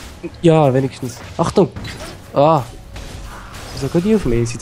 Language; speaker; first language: German; native; German